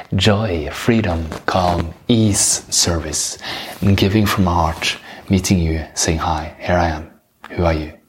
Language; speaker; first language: English; non-native, fluent; Norwegian